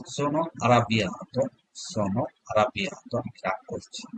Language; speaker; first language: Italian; non-native, learner; Bangla